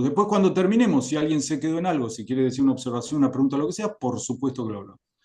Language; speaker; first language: Spanish; native; Spanish